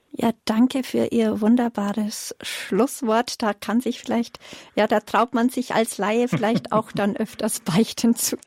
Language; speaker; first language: German; native; German